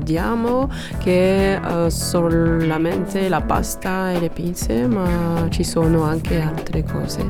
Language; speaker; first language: Italian; non-native, learner; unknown